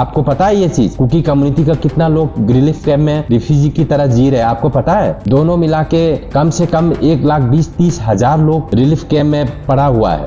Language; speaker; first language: Hindi; non-native, local second language; Manipuri